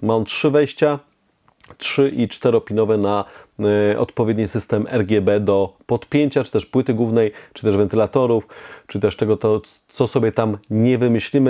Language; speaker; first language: Polish; native; Polish